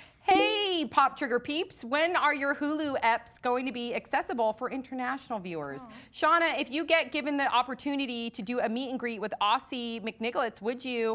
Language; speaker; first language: English; native; English